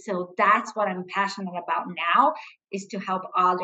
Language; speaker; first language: English; non-native, fluent; Portuguese